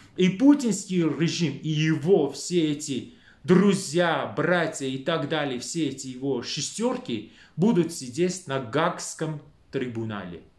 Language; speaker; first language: Russian; non-native, local second language; Armenian